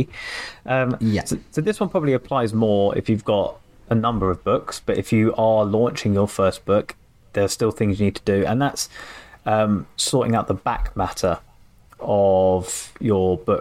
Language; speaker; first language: English; native; English